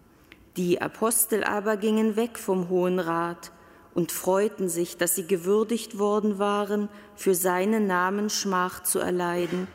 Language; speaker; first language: German; native; German